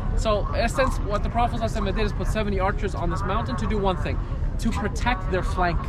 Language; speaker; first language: English; native; English